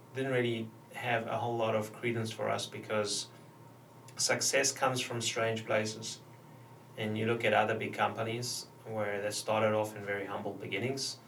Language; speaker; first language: English; native; English